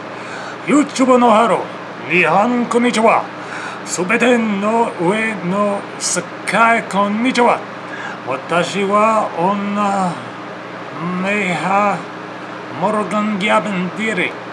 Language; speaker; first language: Japanese; non-native, learner; English